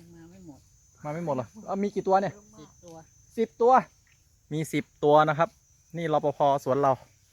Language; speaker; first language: Thai; native; Thai